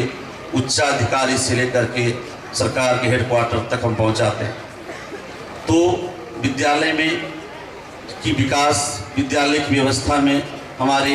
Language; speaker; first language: Hindi; native; Hindi